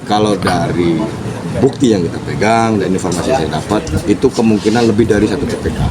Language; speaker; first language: Indonesian; native; Indonesian